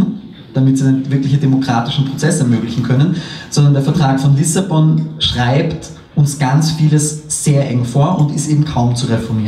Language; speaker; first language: German; native; German